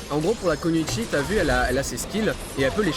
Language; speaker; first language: French; native; French